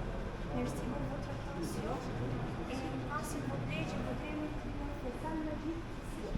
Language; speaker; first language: French; non-native, learner; Arabic